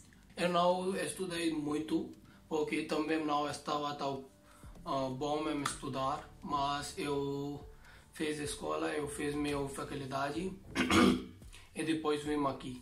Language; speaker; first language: Portuguese; non-native, learner; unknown